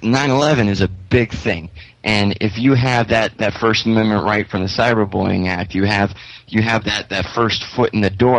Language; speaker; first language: English; native; English